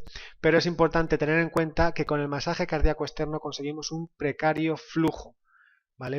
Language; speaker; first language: Spanish; native; Spanish